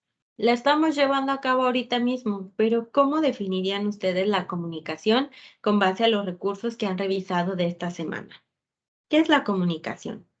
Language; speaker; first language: Spanish; native; Spanish